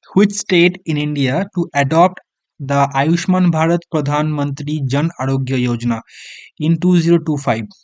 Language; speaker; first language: English; non-native, local second language; Bangla